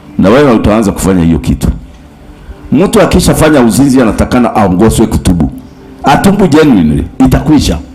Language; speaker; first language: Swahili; native; Swahili